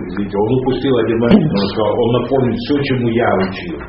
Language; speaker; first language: Russian; native; Russian